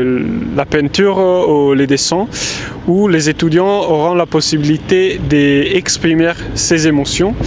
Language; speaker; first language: French; non-native, fluent; Italian